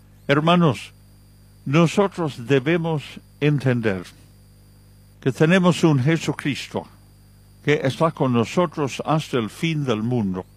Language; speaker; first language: Spanish; non-native, fluent; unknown